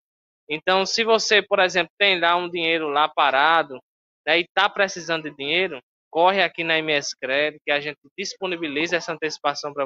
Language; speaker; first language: Portuguese; native; Portuguese